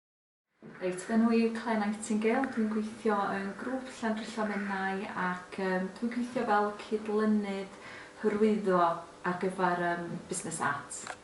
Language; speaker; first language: Welsh; non-native, fluent; English